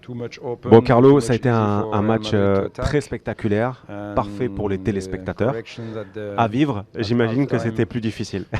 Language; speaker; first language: French; native; French